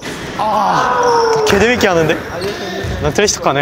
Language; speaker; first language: Korean; native; Korean